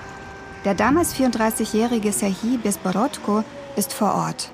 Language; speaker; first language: German; native; German